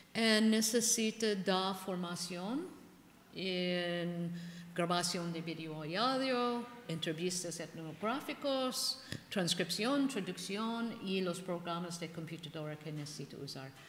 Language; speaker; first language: Spanish; non-native, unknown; English